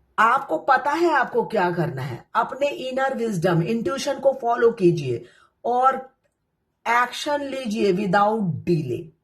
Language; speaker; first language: Hindi; non-native, local second language; Bangla